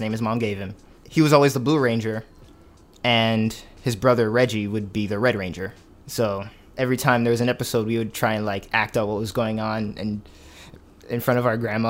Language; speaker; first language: English; native; English